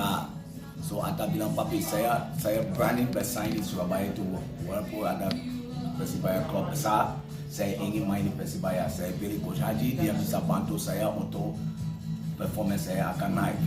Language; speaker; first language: Indonesian; non-native, fluent; English